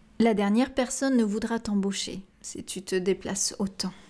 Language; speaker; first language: French; native; French